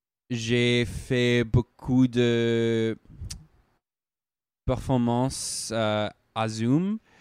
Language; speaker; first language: French; non-native, learner; English